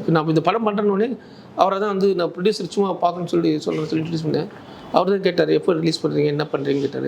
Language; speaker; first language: Tamil; native; Tamil